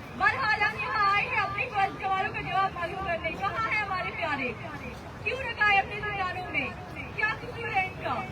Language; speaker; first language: Urdu; non-native, local second language; Baluchi